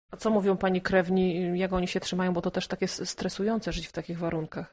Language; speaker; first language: Polish; native; Polish